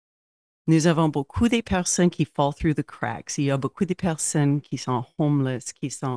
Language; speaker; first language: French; non-native, local second language; English